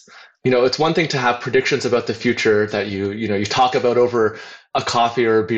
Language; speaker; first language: English; native; English